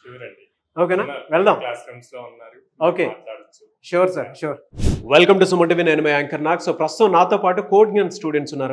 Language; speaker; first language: Telugu; native; Telugu